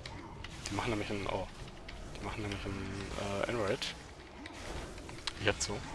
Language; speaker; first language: German; native; German